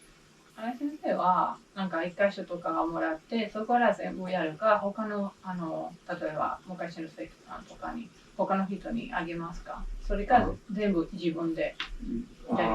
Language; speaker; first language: Japanese; non-native, learner; English